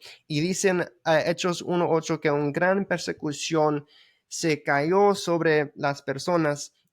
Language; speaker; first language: Spanish; early bilingual, heritage; Spanish